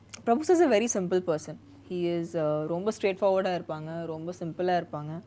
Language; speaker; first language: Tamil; non-native, fluent; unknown